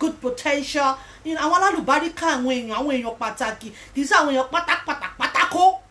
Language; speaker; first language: English; non-native, local second language; Yoruba